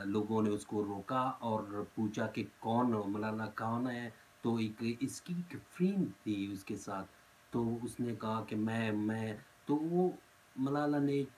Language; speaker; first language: Urdu; non-native, fluent; Pashto